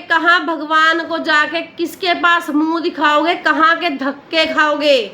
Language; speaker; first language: Hindi; native; Hindi